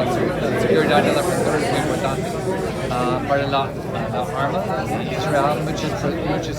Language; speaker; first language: Spanish; non-native, learner; English